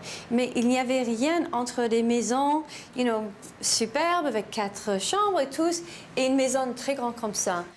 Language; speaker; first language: French; non-native, learner; English